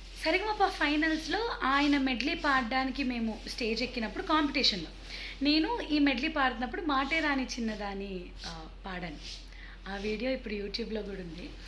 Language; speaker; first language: Telugu; early bilingual, heritage; Telugu